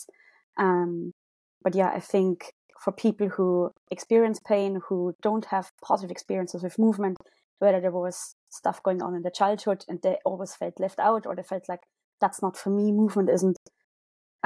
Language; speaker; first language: English; non-native, fluent; German